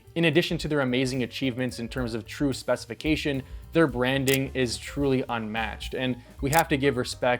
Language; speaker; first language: English; native; English